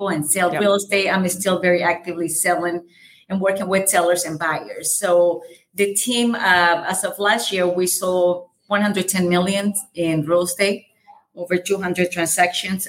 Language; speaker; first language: English; non-native, fluent; Spanish